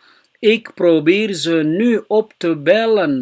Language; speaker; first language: Dutch; non-native, fluent; Somali